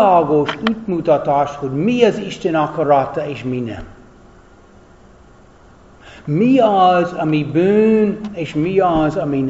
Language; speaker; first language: Hungarian; non-native, fluent; English